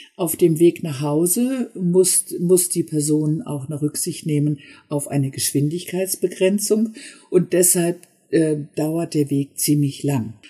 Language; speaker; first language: German; native; German